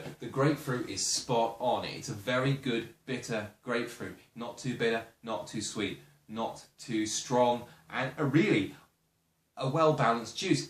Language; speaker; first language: English; native; English